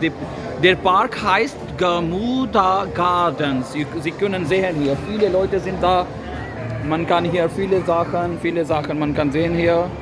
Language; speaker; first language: German; non-native, learner; Urdu